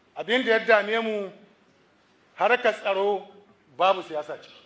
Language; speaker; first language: Hausa; native; Hausa